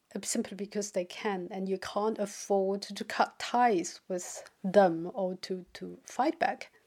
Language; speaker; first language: English; non-native, fluent; Chinese